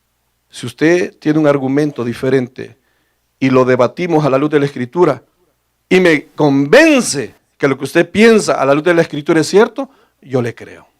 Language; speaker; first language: Spanish; native; Spanish